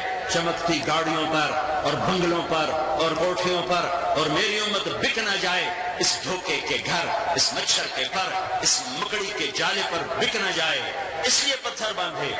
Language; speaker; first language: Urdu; non-native, local second language; Punjabi